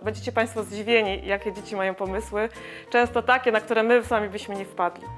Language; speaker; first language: Polish; native; Polish